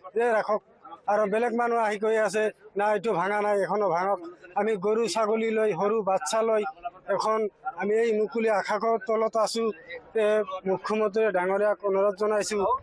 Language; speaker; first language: Assamese; non-native, local second language; Bangla